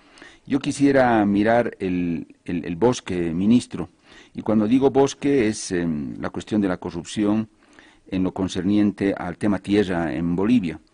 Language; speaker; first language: Spanish; native; Spanish